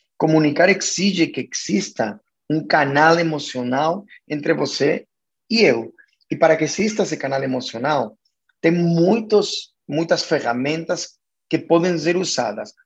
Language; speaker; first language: Portuguese; non-native, fluent; Spanish